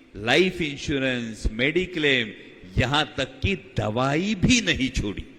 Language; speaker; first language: Hindi; non-native, local second language; Marathi